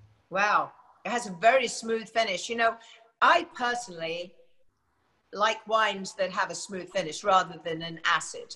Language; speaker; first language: English; native; English